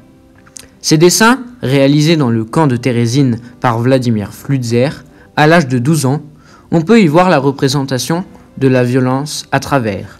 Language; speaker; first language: French; native; French